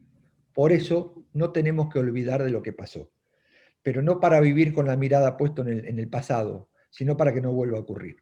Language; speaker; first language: Spanish; native; Spanish